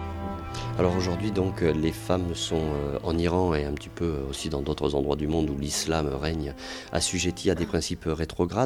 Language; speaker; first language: French; native; French